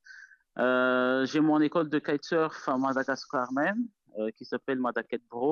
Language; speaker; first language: French; non-native, local second language; Malagasy